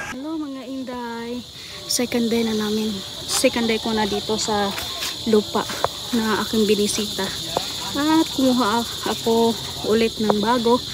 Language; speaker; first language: Filipino; non-native, local second language; Cebuano